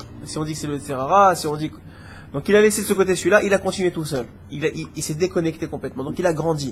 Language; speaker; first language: French; native; French